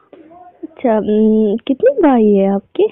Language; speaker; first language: Hindi; non-native, local second language; Kashmiri